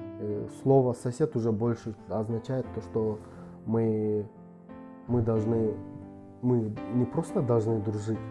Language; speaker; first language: Russian; non-native, local second language; Kyrgyz